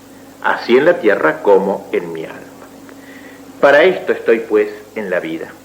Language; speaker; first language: Spanish; native; Spanish